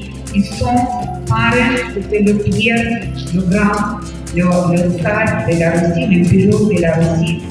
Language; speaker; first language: French; non-native, fluent; Russian